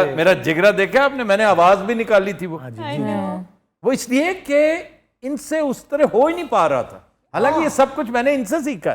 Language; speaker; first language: Urdu; non-native, local second language; Punjabi